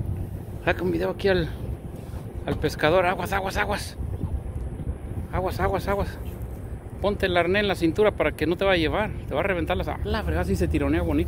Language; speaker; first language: Spanish; native; Spanish